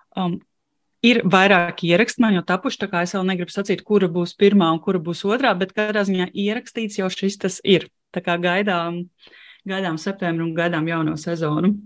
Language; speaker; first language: Latvian; non-native, local second language; Russian